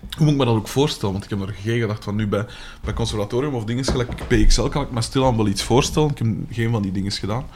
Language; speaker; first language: Dutch; native; Dutch